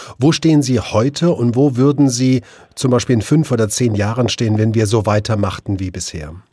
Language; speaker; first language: German; native; German